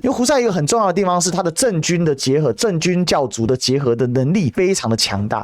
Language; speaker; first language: Chinese; native; Chinese